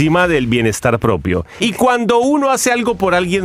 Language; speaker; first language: Spanish; native; Spanish